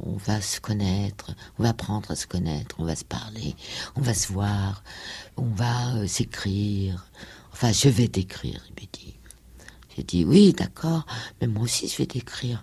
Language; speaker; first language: French; non-native, fluent; Danish